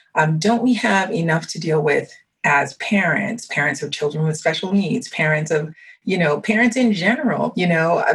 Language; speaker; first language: English; early bilingual, other home language; French